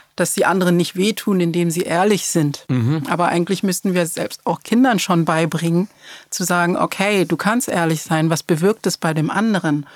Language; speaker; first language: German; early bilingual, other home language; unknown